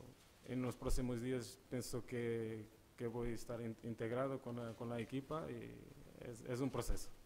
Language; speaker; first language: Spanish; non-native, learner; Portuguese